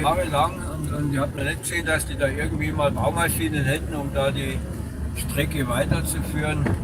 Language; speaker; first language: German; native; German